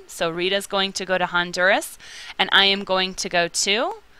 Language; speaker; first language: English; native; English